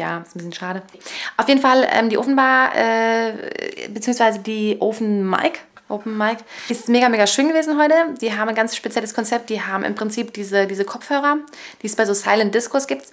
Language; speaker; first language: German; native; German